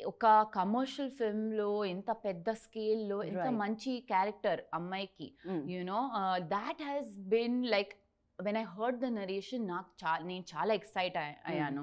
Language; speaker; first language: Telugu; non-native, learner; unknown